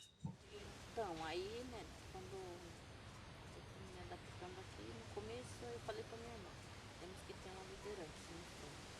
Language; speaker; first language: Portuguese; non-native, local second language; Guarani